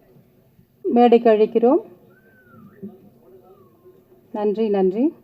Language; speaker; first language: Tamil; native; Tamil